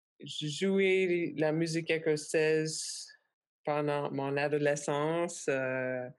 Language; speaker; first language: French; non-native, fluent; English